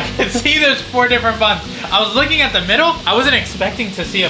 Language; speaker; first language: English; native; English